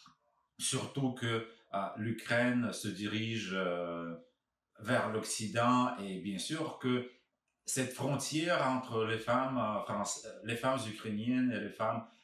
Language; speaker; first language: French; non-native, fluent; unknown